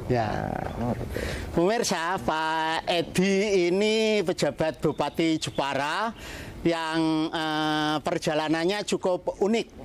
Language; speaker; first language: Indonesian; native; Indonesian